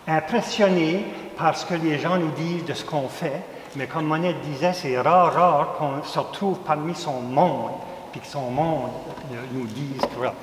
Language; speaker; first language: French; native; French